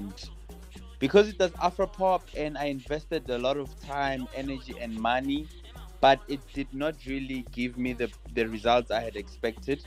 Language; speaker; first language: English; non-native, local second language; Zulu